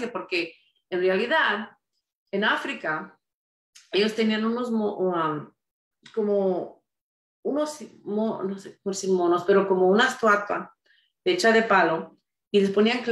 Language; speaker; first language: Spanish; early bilingual, heritage; Spanish